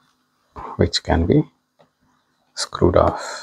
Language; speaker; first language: English; non-native, fluent; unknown